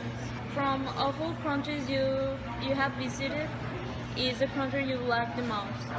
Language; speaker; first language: English; non-native, learner; Spanish